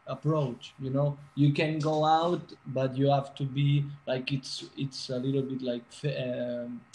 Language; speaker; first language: English; non-native, fluent; Spanish